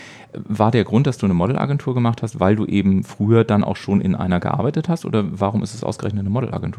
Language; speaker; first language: German; native; German